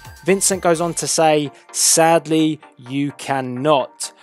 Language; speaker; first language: English; native; English